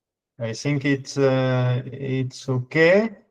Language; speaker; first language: English; non-native, learner; French